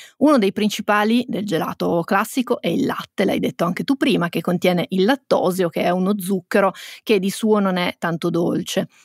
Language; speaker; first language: Italian; native; Italian